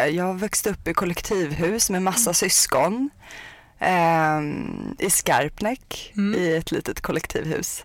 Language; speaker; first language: Swedish; early bilingual, other home language; Persian